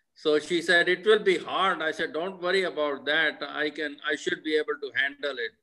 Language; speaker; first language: English; non-native, local second language; Punjabi